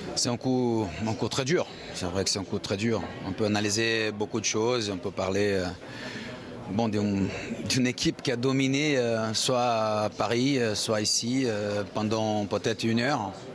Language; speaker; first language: French; non-native, fluent; Portuguese